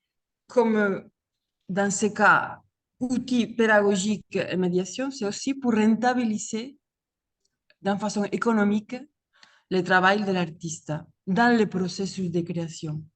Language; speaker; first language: French; non-native, fluent; Spanish